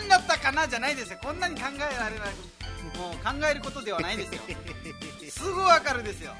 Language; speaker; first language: Japanese; non-native, fluent; Nepali